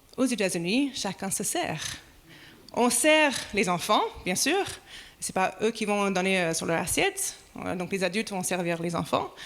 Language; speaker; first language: French; non-native, fluent; English